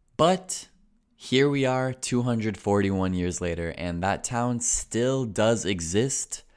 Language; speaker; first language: English; native; English